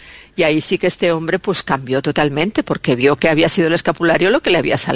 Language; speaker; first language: Spanish; native; Spanish